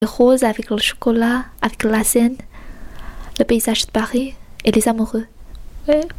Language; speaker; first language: French; non-native, fluent; Chinese